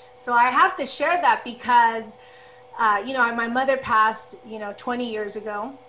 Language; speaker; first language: English; early bilingual, other home language; Spanish